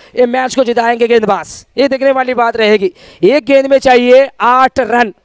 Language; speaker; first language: Hindi; native; Hindi